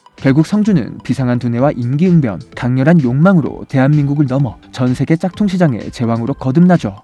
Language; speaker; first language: Korean; native; Korean